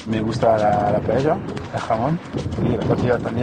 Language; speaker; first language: Spanish; non-native, learner; French